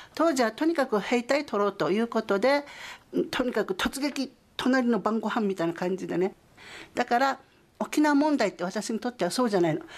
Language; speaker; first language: Japanese; native; Japanese